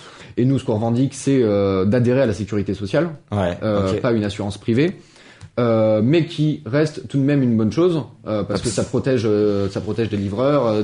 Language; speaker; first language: French; native; French